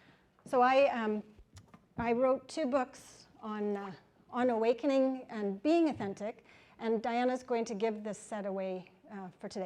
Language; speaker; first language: English; native; English